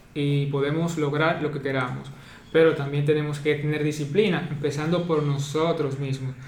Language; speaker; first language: Spanish; native; Spanish